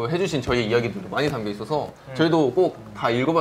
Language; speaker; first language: Korean; native; Korean